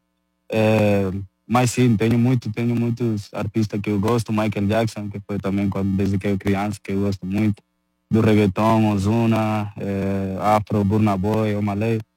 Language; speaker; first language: Portuguese; non-native, fluent; Spanish